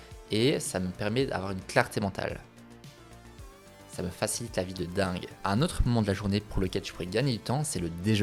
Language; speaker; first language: French; native; French